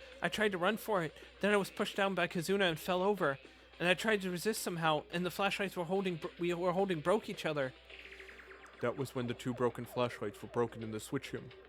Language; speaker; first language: English; native; English